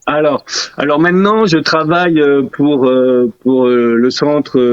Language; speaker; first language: French; early bilingual, other home language; Korean